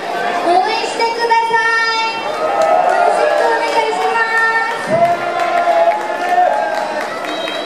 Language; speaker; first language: Japanese; non-native, learner; Korean